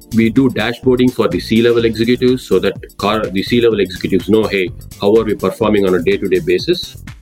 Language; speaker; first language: English; non-native, local second language; Tamil